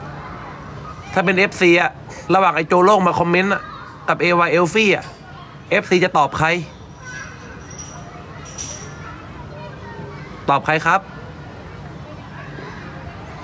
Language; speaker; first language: Thai; native; Thai